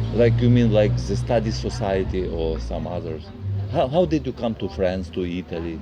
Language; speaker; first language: English; non-native, learner; Russian